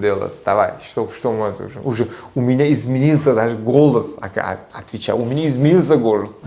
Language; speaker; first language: Russian; non-native, local second language; Uzbek